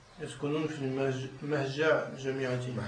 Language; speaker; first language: Arabic; non-native, learner; French